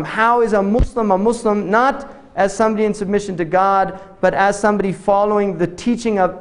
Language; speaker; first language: English; native; English